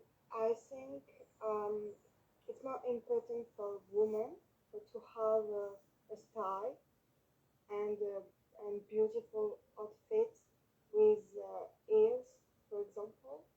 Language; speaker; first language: English; non-native, learner; French